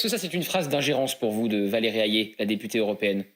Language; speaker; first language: French; native; French